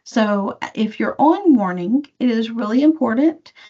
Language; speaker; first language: English; native; English